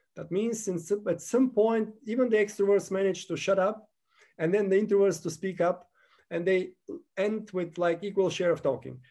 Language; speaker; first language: English; non-native, fluent; Bulgarian